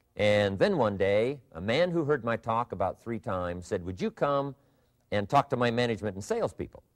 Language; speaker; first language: English; native; English